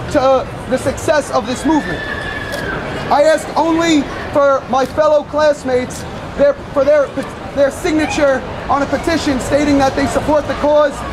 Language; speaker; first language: English; native; English